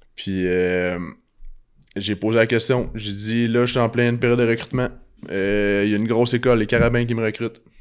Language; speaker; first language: French; native; French